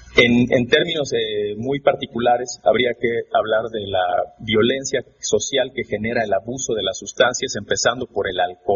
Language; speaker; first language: Spanish; native; Spanish